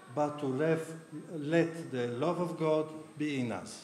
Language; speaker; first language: English; non-native, fluent; Italian